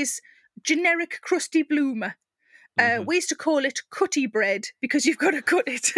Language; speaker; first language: English; native; English